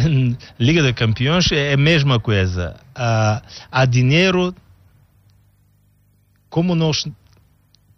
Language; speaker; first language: Portuguese; non-native, learner; Bulgarian